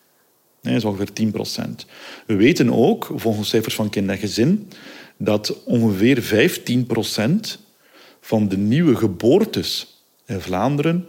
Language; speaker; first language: Dutch; native; Dutch